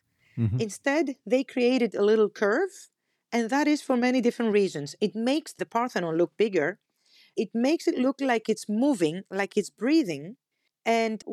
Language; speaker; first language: English; non-native, fluent; Greek